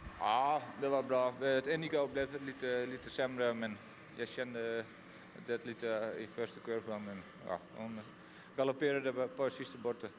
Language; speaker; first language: Swedish; non-native, learner; Dutch